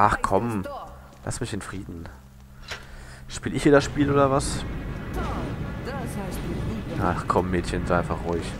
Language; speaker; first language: German; native; German